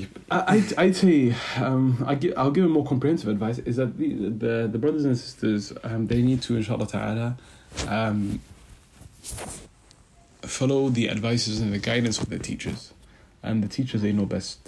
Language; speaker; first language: English; native; English